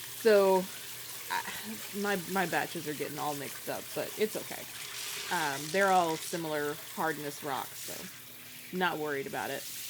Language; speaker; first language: English; native; English